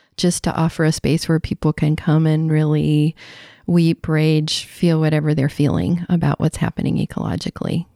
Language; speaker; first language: English; native; English